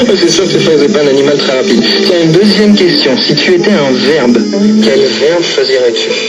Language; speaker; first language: French; native; French